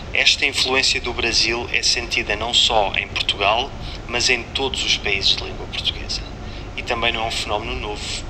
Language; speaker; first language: Portuguese; native; Portuguese